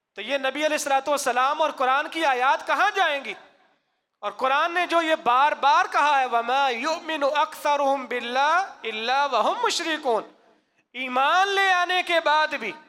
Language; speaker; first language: Urdu; non-native, local second language; Punjabi